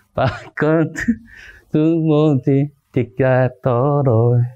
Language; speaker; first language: Vietnamese; non-native, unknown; Korean